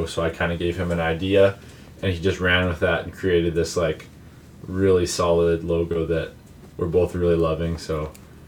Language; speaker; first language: English; native; English